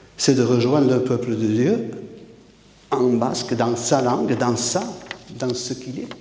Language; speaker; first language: French; non-native, local second language; Basque